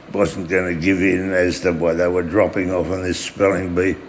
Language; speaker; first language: English; early bilingual, other home language; German